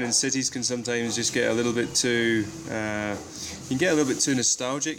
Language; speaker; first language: English; native; English